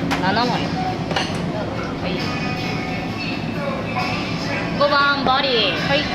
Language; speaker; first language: Japanese; native; Japanese